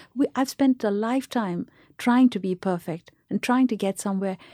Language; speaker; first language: English; non-native, local second language; Tamil